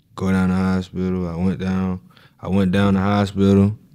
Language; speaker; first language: English; native; English